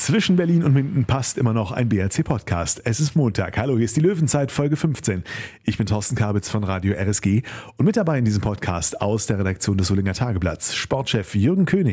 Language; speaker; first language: German; native; German